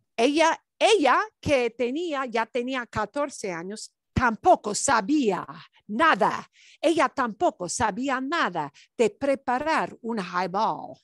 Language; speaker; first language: Spanish; non-native, fluent; English